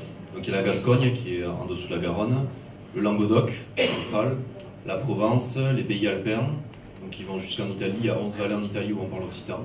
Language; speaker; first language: French; native; French